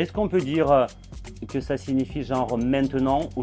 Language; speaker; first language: French; non-native, fluent; Russian